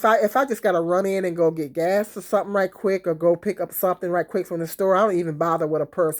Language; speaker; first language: English; native; English